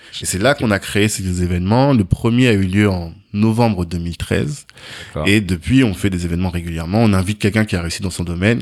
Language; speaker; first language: French; native; French